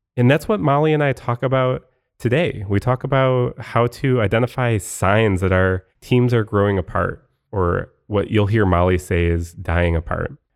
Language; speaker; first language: English; native; English